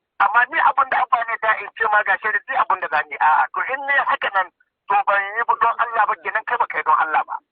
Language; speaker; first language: Hausa; non-native, local second language; Fula